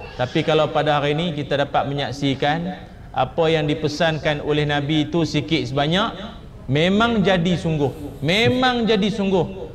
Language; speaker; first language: Malay; native; Malay